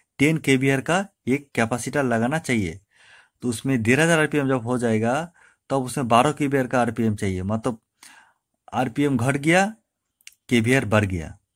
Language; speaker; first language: Hindi; non-native, local second language; Bangla